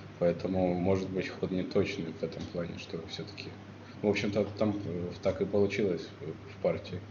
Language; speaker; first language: Russian; native; Russian